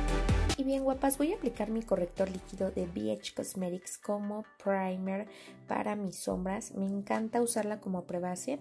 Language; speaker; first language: Spanish; native; Spanish